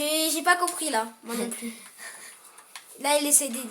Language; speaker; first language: French; native; French